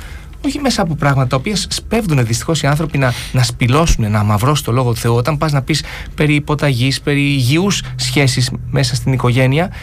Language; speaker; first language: Greek; native; Greek